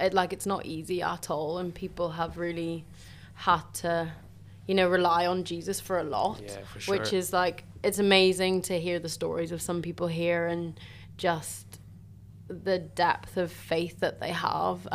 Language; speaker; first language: English; native; English